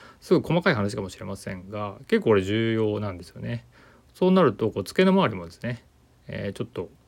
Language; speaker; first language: Japanese; native; Japanese